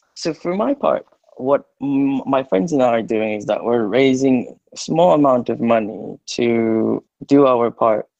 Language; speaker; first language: English; non-native, local second language; Filipino